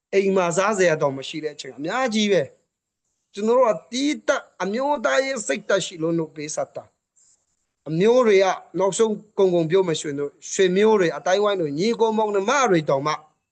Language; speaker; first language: Burmese; non-native, local second language; Hakha Chin